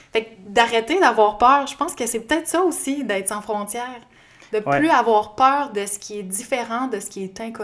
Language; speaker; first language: French; native; French